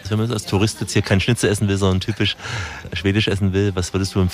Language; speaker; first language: German; native; German